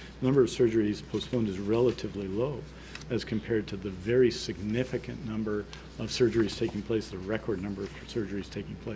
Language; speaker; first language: English; native; English